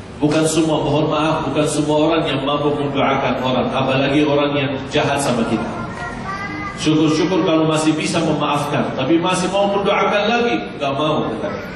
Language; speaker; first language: Malay; non-native, fluent; Arabic